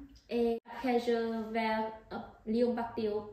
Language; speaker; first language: French; non-native, learner; Vietnamese